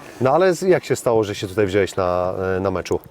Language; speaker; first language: Polish; native; Polish